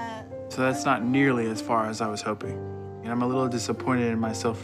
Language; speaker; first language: English; native; English